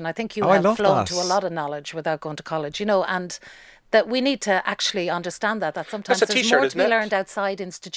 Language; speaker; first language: English; native; English